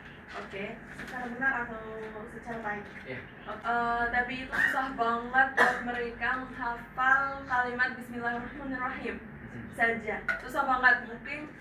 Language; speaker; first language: Indonesian; non-native, fluent; Arabic